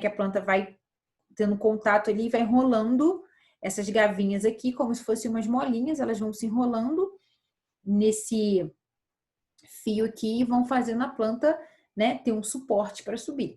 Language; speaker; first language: Portuguese; native; Portuguese